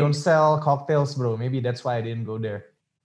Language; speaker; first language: English; non-native, local second language; Indonesian